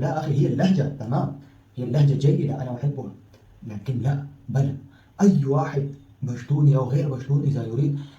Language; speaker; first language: Arabic; non-native, fluent; Pashto